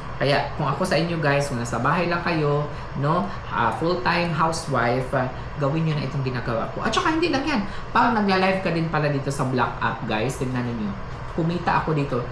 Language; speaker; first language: Filipino; non-native, local second language; Cebuano